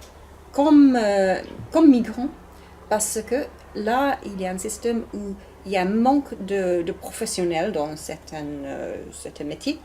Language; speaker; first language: French; non-native, learner; English